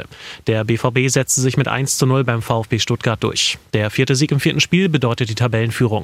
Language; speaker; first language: German; native; German